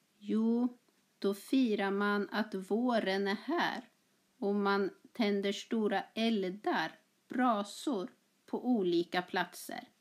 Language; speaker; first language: Swedish; native; Swedish